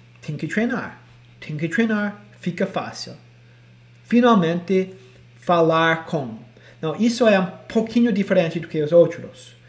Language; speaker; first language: Portuguese; non-native, fluent; English